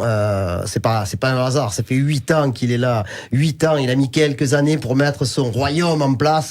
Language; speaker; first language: French; native; French